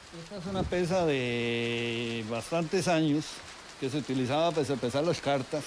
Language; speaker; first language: Spanish; native; Spanish